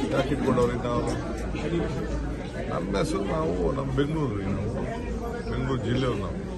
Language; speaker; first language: Kannada; native; Kannada